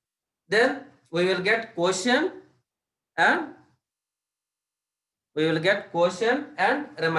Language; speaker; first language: English; non-native, local second language; Telugu